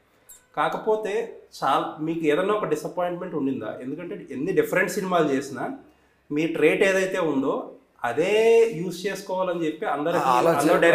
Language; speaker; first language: Telugu; native; Telugu